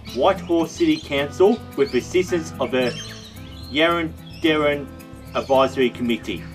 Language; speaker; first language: English; native; English